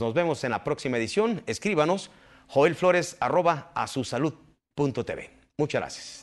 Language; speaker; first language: Spanish; native; Spanish